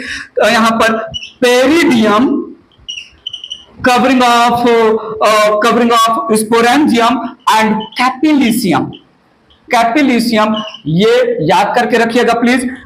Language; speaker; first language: Hindi; native; Hindi